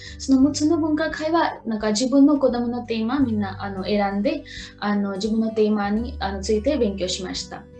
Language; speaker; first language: Japanese; non-native, fluent; Marathi